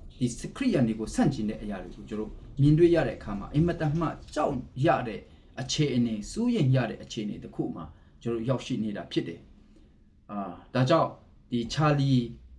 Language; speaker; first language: Burmese; non-native, local second language; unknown